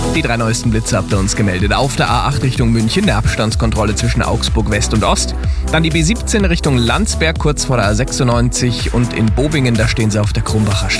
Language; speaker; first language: German; native; German